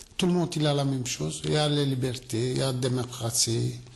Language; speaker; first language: French; non-native, learner; Turkish